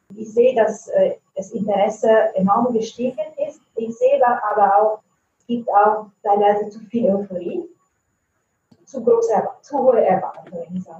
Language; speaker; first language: German; non-native, fluent; Italian